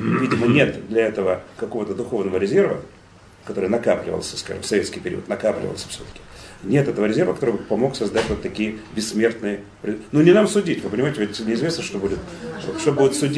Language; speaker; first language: Russian; native; Russian